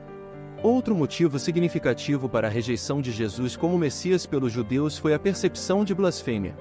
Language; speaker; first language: Portuguese; native; Portuguese